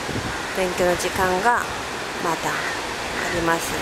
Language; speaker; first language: Japanese; non-native, learner; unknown